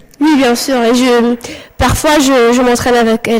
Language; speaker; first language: French; non-native, fluent; Arabic